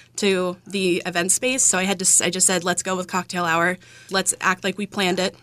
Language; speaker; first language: English; native; English